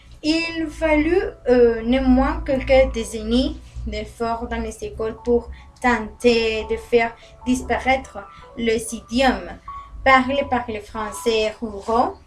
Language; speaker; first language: French; non-native, learner; Spanish